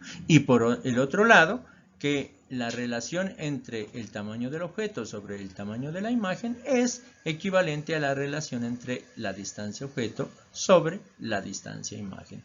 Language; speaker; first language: Spanish; native; Spanish